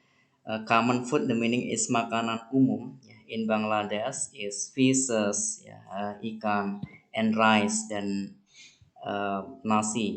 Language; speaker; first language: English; non-native, learner; Indonesian